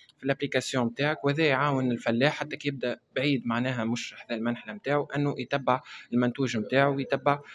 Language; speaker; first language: Arabic; native; Arabic